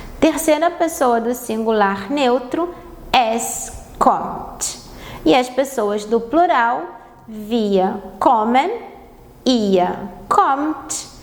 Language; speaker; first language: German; non-native, fluent; Portuguese